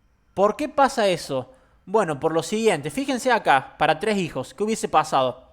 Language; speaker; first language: Spanish; native; Spanish